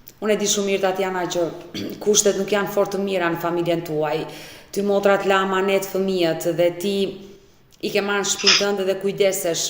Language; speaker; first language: Albanian; native; Albanian